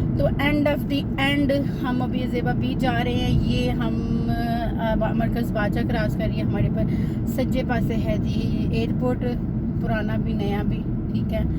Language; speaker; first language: Hindi; native; Hindi